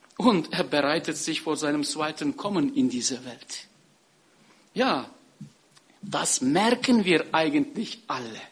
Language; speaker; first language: German; non-native, fluent; Turkish